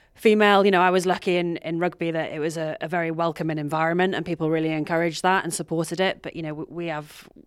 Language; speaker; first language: English; native; English